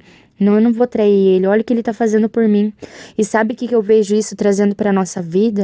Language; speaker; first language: Portuguese; native; Portuguese